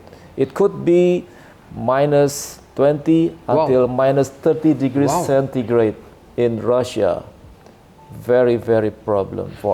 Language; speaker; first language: English; non-native, learner; Indonesian